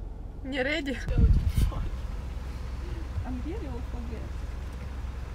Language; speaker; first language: English; non-native, learner; Russian